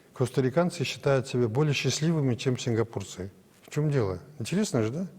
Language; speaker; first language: Russian; non-native, local second language; Kazakh